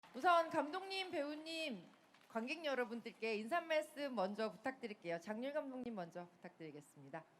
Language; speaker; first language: Korean; native; Korean